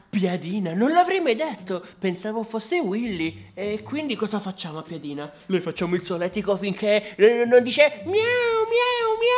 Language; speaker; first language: Italian; native; Italian